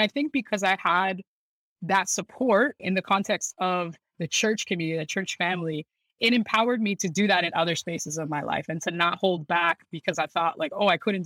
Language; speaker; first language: English; native; English